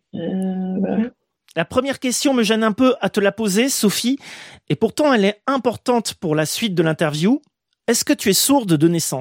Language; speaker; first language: French; native; French